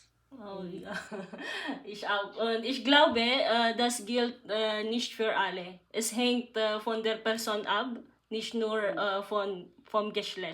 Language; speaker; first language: German; non-native, learner; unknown